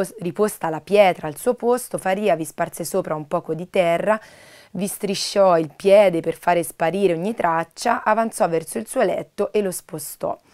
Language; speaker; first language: Italian; native; Italian